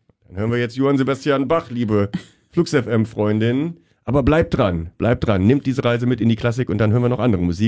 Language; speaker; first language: German; native; German